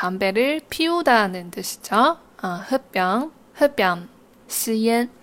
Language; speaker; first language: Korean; non-native, fluent; Chinese